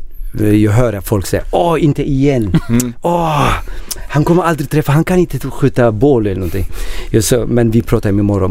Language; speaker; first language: Swedish; non-native, learner; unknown